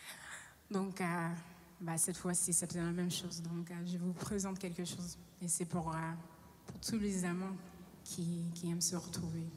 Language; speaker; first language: French; non-native, fluent; English